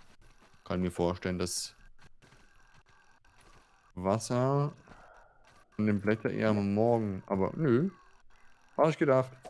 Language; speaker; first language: German; native; German